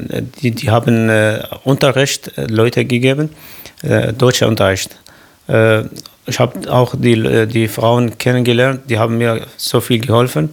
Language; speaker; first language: German; non-native, learner; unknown